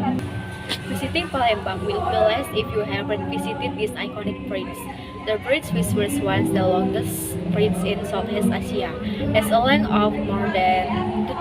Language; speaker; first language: English; non-native, learner; Indonesian